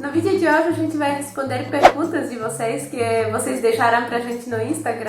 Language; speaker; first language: Portuguese; non-native, fluent; Polish